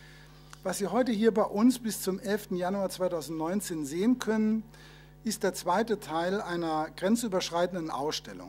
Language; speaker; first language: German; native; German